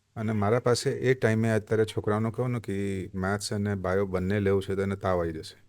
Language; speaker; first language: Gujarati; non-native, local second language; Hindi